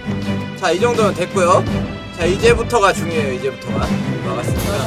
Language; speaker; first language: Korean; native; Korean